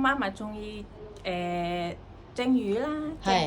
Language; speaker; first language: Cantonese; non-native, learner; Indonesian